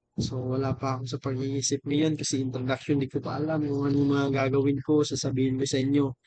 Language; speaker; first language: Filipino; non-native, local second language; Cebuano